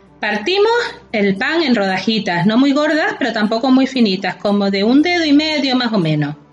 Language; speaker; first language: Spanish; native; Spanish